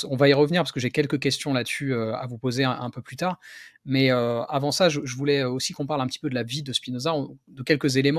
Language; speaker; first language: French; native; French